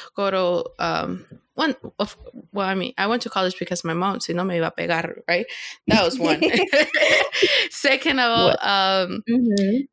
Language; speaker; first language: English; non-native, fluent; Spanish